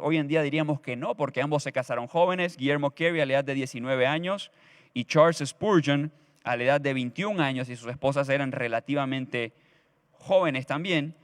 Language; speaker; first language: Spanish; native; Spanish